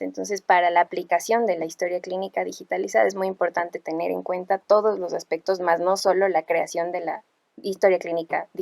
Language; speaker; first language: Spanish; native; Spanish